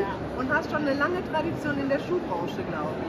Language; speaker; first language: German; native; German